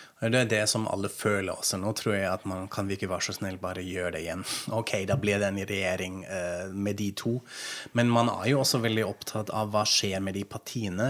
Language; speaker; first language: Norwegian; non-native, fluent; German